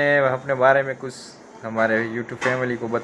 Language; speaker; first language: Hindi; non-native, local second language; Gujarati